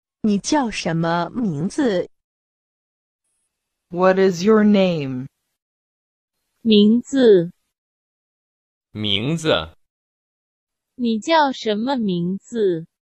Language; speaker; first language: Chinese; non-native, learner; Urdu